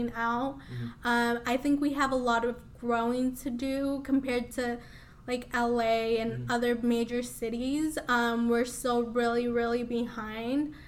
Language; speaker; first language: English; early bilingual, other home language; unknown